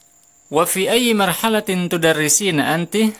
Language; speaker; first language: Arabic; non-native, fluent; Indonesian